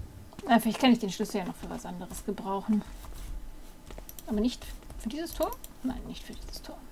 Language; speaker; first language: German; native; German